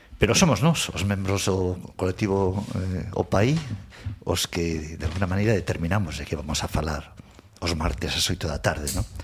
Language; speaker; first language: Galician; non-native, local second language; Spanish